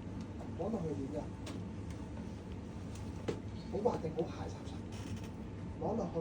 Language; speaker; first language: Cantonese; native; Cantonese